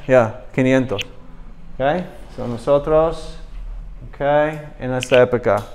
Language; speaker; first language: Spanish; non-native, learner; English